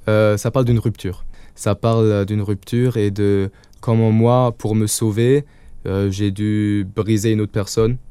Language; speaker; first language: French; non-native, local second language; Luxembourgish